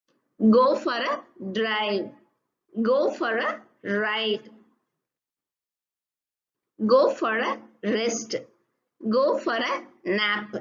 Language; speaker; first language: English; non-native, local second language; Tamil